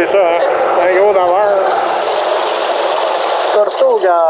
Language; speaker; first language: French; native; French